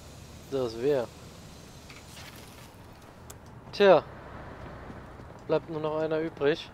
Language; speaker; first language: German; native; German